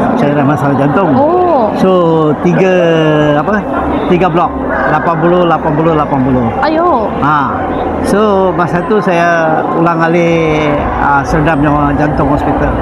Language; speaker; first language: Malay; non-native, local second language; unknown